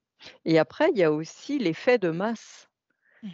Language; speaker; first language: French; native; French